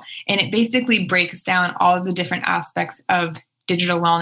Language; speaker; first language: English; native; English